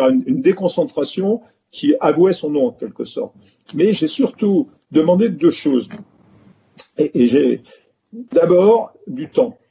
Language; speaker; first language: French; native; French